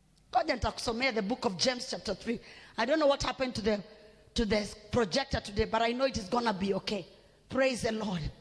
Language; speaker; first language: English; non-native, local second language; Swahili